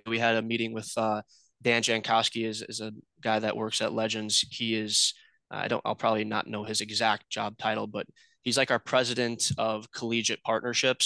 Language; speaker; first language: English; native; English